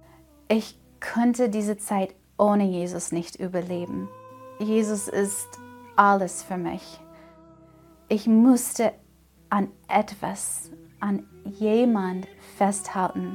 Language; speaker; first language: German; non-native, fluent; English